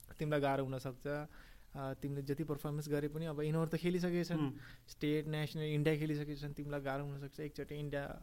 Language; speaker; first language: Nepali; early bilingual, heritage; Nepali